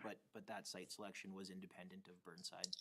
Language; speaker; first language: English; native; English